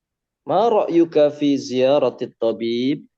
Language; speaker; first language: Arabic; non-native, fluent; Indonesian